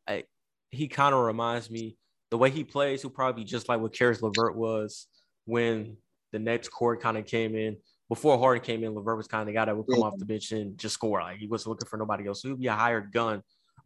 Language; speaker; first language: English; native; English